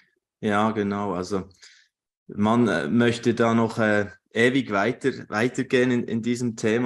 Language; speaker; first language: German; native; German